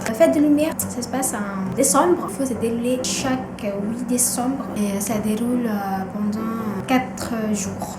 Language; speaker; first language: French; non-native, fluent; Indonesian